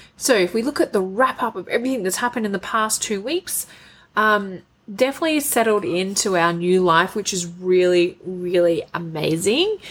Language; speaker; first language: English; native; English